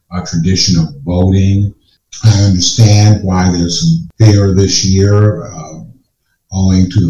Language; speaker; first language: English; native; English